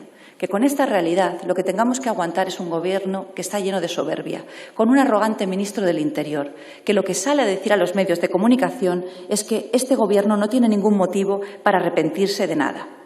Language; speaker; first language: Spanish; native; Spanish